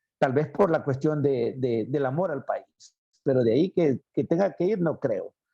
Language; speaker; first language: Spanish; native; Spanish